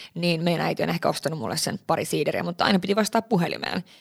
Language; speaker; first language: Finnish; early bilingual, heritage; Finnish